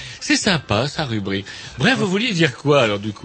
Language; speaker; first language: French; native; French